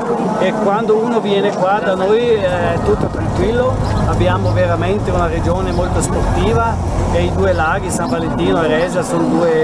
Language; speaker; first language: Italian; non-native, local second language; German